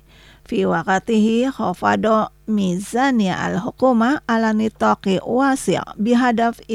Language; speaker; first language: Arabic; non-native, fluent; Indonesian